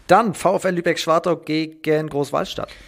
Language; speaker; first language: German; native; German